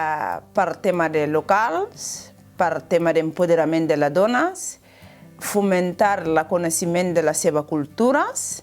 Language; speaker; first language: Catalan; non-native, fluent; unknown